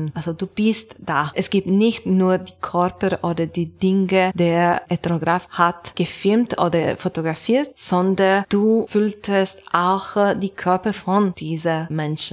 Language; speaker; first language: German; non-native, learner; Italian